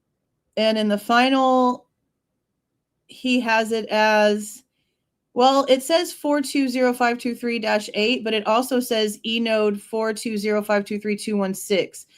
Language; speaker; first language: English; native; English